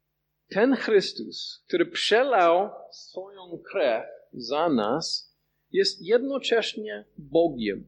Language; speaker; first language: Polish; non-native, fluent; English